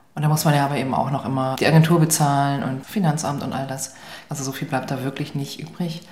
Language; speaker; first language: German; native; German